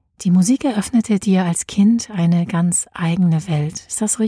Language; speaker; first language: German; native; German